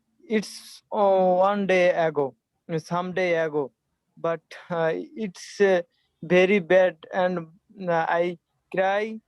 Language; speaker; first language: English; non-native, learner; Hindi